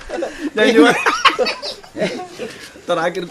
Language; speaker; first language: Indonesian; native; Indonesian